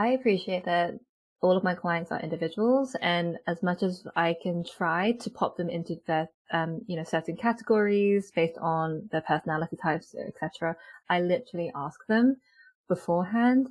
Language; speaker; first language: English; native; English